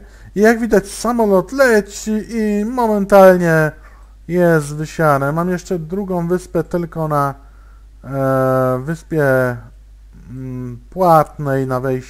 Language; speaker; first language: Polish; native; Polish